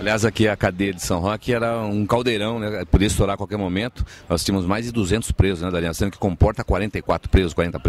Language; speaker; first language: Portuguese; native; Portuguese